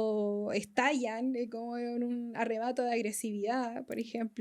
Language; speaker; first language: Spanish; native; Spanish